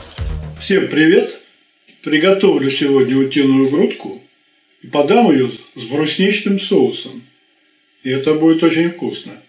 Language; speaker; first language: Russian; native; Russian